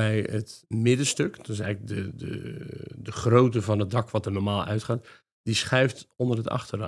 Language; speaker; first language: Dutch; native; Dutch